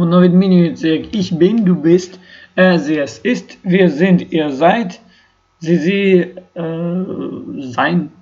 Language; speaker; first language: German; non-native, learner; Ukrainian